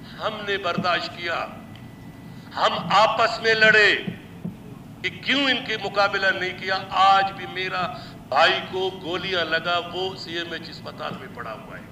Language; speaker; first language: Urdu; non-native, local second language; Baluchi